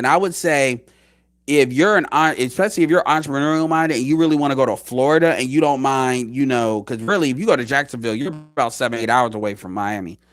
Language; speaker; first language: English; native; English